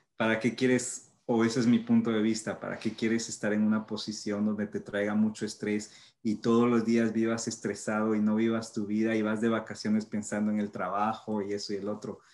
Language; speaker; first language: Spanish; early bilingual, heritage; Spanish